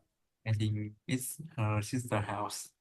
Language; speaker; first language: English; non-native, learner; Vietnamese